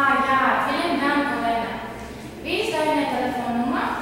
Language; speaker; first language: German; non-native, learner; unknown